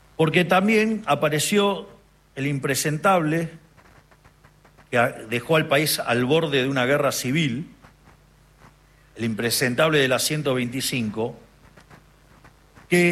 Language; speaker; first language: Spanish; native; Spanish